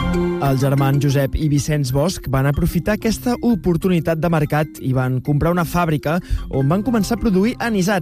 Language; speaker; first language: Catalan; native; Catalan